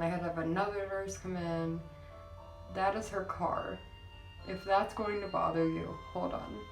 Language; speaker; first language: English; native; English